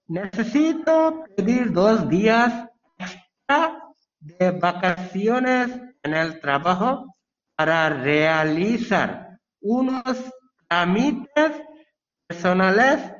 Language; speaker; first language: Spanish; non-native, learner; Bangla